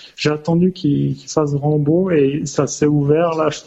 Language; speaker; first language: French; native; French